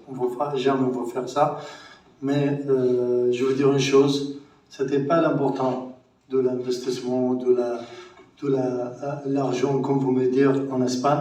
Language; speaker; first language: French; non-native, learner; Arabic